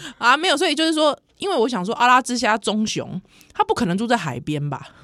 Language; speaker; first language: Chinese; native; Chinese